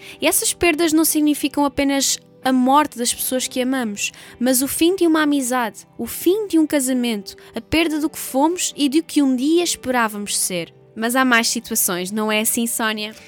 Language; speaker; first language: Portuguese; native; Portuguese